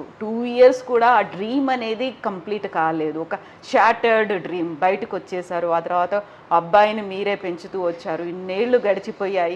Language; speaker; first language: Telugu; native; Telugu